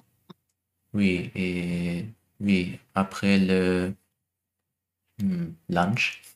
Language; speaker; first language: French; non-native, learner; German